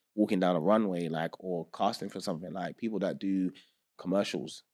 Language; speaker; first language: English; early bilingual, other home language; Yoruba